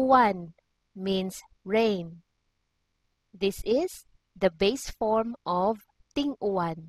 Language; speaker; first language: English; non-native, local second language; Cebuano